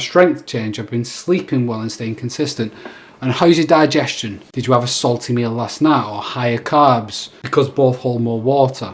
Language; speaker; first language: English; native; English